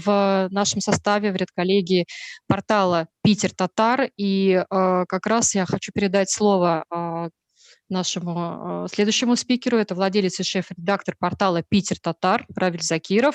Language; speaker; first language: Russian; native; Russian